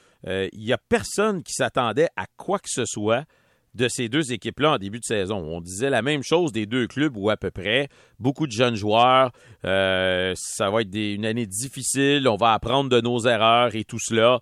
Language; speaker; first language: French; native; French